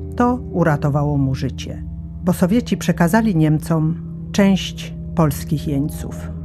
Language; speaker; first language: Polish; native; Polish